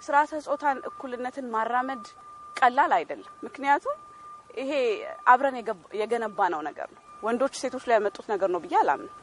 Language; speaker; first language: Amharic; native; Amharic